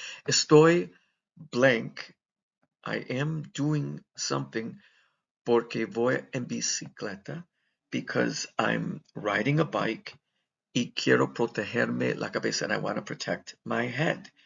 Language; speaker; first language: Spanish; non-native, fluent; English